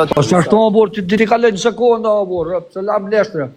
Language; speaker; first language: Albanian; native; Albanian